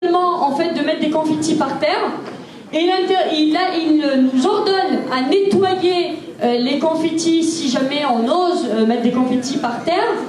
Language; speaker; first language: French; native; French